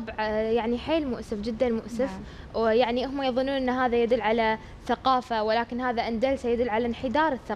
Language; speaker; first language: Arabic; native; Arabic